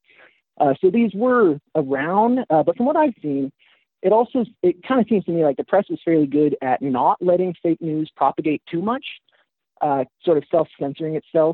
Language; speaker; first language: English; native; English